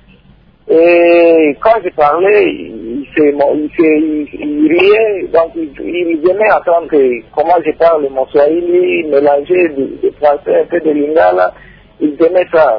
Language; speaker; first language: French; non-native, local second language; Swahili